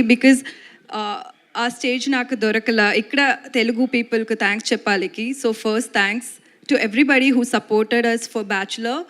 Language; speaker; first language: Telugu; non-native, learner; Tamil